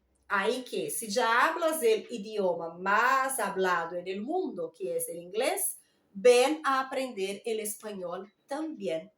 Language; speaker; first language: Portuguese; non-native, learner; Spanish